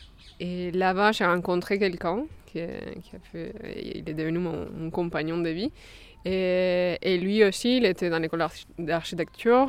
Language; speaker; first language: French; non-native, fluent; Spanish